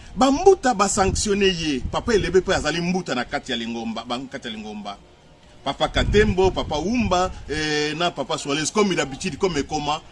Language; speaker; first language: Lingala; non-native, local second language; Kongo